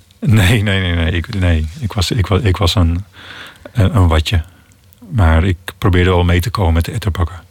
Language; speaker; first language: Dutch; native; Dutch